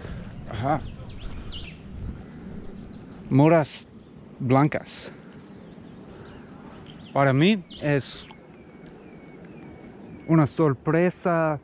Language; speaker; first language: Spanish; non-native, learner; English